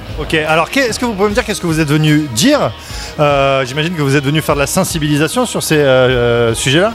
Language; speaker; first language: French; native; French